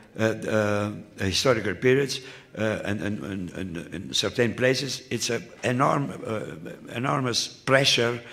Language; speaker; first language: English; non-native, fluent; Romanian